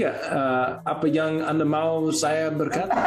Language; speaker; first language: Indonesian; non-native, learner; English